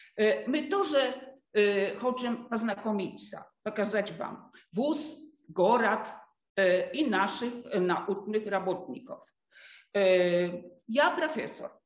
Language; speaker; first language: Russian; non-native, fluent; Polish